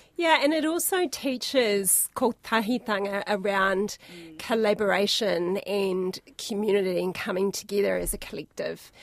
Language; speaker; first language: English; native; English